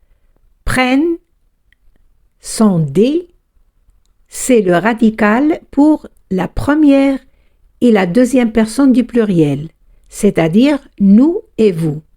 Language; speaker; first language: French; non-native, fluent; Spanish